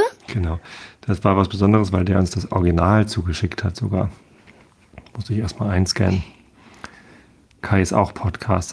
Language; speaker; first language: German; native; German